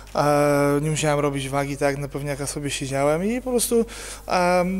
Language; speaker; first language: Polish; native; Polish